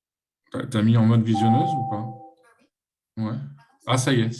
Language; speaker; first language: French; native; French